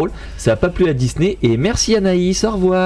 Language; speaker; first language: French; native; French